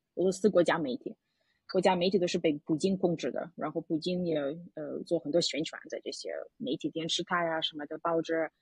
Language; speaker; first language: Chinese; non-native, fluent; Russian